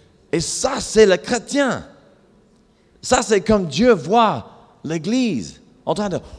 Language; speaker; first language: French; non-native, fluent; English